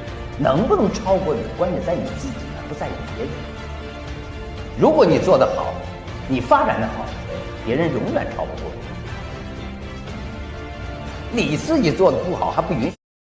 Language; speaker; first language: Chinese; native; Chinese